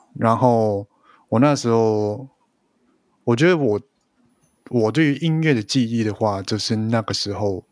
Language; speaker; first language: Chinese; non-native, local second language; Cantonese